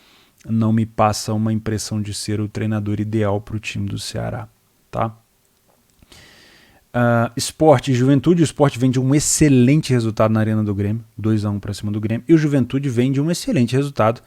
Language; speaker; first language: Portuguese; native; Portuguese